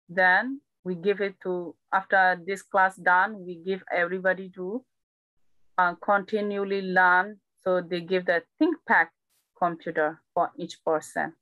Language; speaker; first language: English; non-native, learner; Burmese